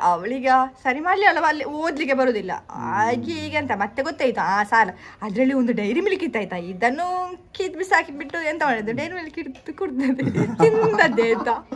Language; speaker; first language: Kannada; non-native, local second language; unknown